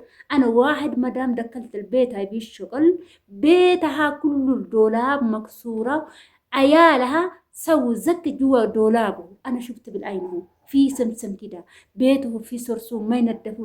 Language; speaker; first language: Arabic; non-native, learner; Oromo